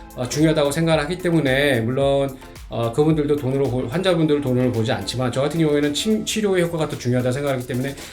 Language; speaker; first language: Korean; native; Korean